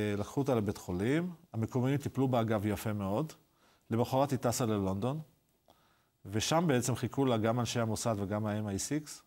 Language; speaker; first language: Hebrew; native; Hebrew